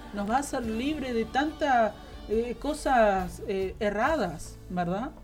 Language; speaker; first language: Spanish; native; Spanish